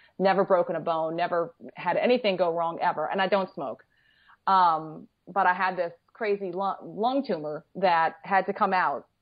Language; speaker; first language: English; native; English